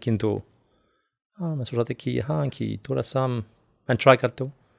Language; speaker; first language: Hindi; non-native, fluent; French